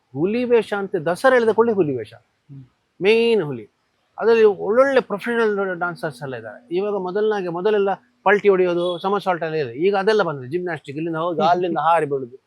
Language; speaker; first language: Kannada; non-native, local second language; Tulu